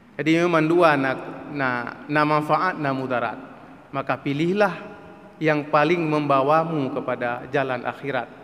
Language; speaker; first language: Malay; non-native, local second language; Achinese